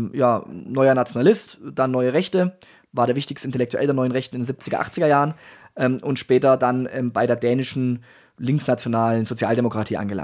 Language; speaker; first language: German; native; German